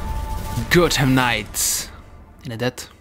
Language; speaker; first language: French; native; French